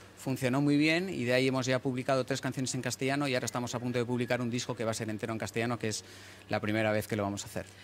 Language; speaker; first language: Spanish; early bilingual, other home language; English